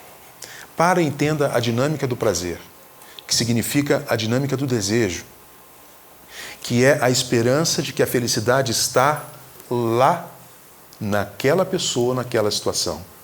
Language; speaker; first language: Portuguese; native; Portuguese